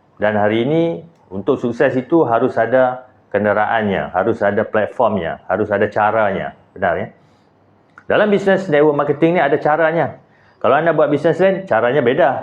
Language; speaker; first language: Malay; native; Malay